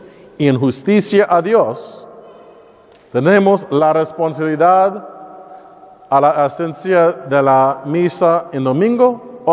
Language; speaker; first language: Spanish; non-native, learner; English